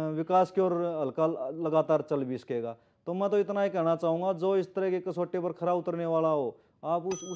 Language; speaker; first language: Hindi; native; Hindi